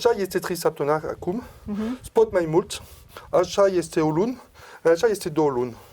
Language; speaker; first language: Romanian; non-native, learner; French